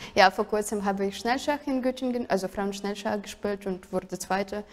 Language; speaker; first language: German; non-native, fluent; Russian